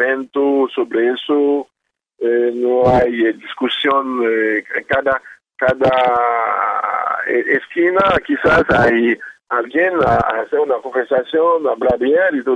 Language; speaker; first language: Spanish; non-native, learner; Haitian Creole